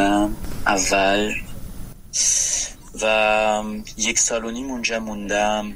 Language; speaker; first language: Persian; non-native, learner; French